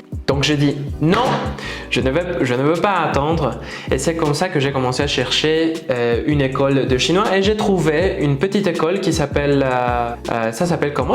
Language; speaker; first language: French; non-native, fluent; Spanish